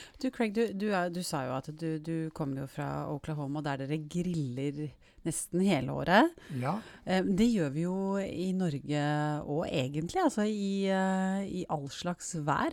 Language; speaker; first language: Norwegian; native; Norwegian